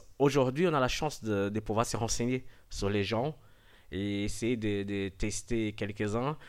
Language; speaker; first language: French; non-native, fluent; Portuguese